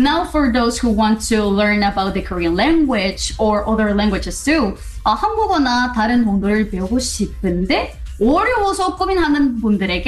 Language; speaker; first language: English; non-native, fluent; Spanish